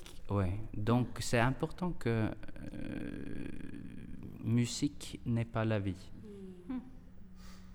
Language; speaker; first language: French; non-native, fluent; Swedish